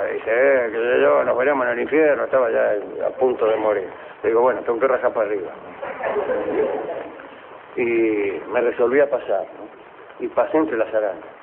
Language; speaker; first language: Spanish; native; Spanish